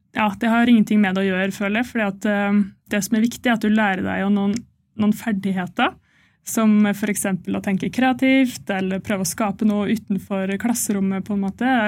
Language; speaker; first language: Norwegian; native; Norwegian